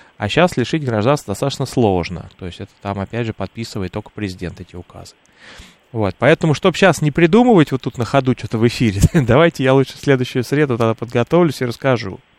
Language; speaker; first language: Russian; native; Russian